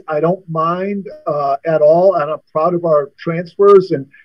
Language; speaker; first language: English; native; English